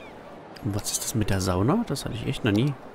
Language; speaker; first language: German; native; German